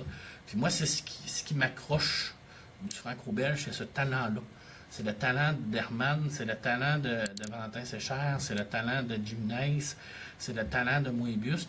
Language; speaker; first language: French; native; French